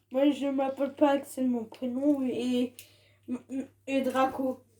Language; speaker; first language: French; native; French